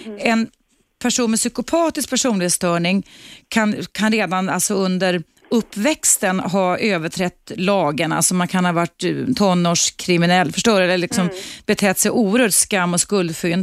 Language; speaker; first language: Swedish; native; Swedish